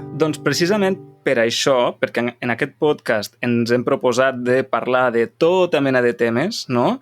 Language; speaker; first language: Catalan; native; Catalan